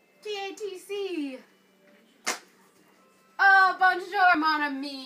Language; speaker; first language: French; non-native, learner; English